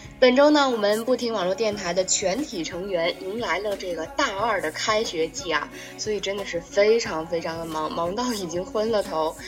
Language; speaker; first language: Chinese; native; Chinese